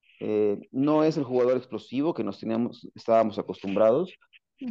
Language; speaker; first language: Spanish; native; Spanish